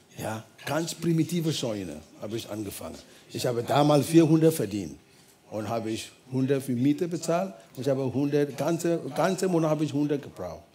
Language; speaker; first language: German; non-native, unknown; Ewe